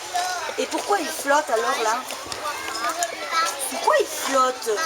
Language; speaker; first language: French; native; French